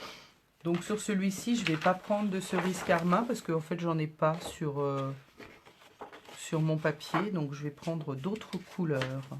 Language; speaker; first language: French; native; French